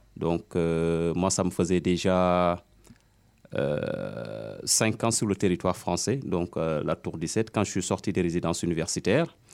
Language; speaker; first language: French; non-native, local second language; Wolof